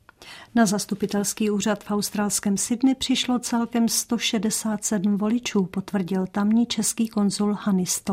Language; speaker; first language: Czech; native; Czech